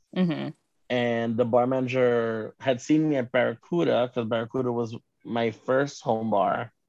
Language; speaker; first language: English; native; English